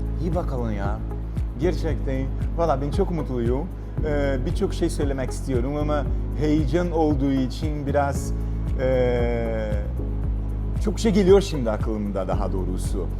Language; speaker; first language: Turkish; non-native, learner; Portuguese